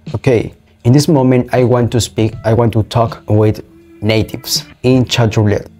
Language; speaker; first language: English; non-native, learner; Spanish